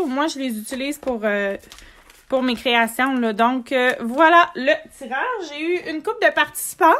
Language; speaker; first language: French; native; French